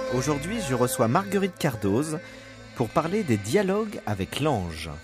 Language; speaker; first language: French; native; French